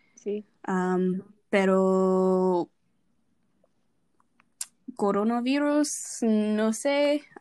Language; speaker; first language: Spanish; non-native, learner; English